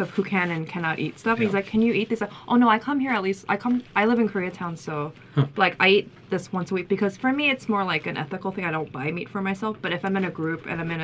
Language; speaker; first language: English; native; English